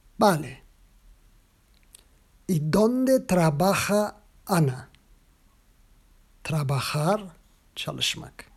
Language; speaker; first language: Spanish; non-native, fluent; Turkish